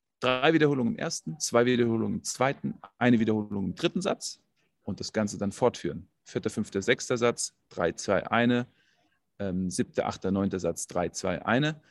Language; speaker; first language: German; native; German